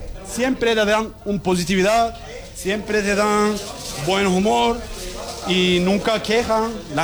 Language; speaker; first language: Spanish; non-native, learner; Turkish